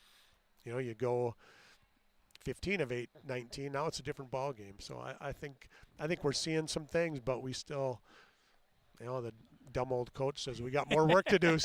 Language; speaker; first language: English; native; English